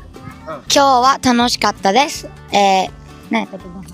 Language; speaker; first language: Japanese; native; Japanese